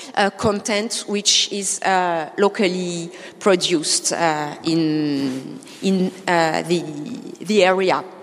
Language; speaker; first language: English; non-native, fluent; French